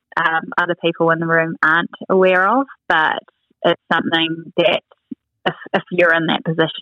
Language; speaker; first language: English; native; English